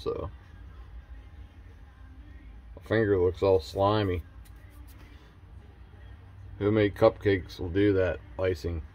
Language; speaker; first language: English; native; English